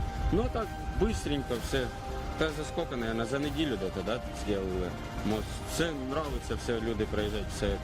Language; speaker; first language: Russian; non-native, local second language; Ukrainian